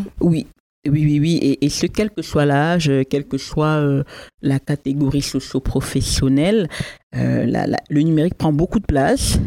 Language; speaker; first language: French; native; French